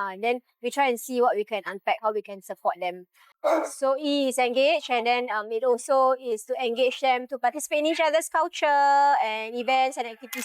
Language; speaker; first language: English; non-native, local second language; Malay